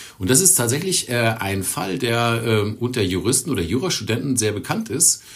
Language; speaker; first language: German; native; German